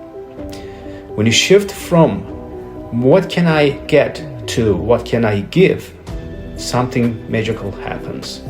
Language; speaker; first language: English; non-native, fluent; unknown